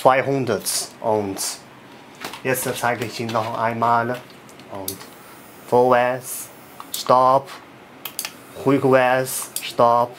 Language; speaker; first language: German; non-native, learner; Chinese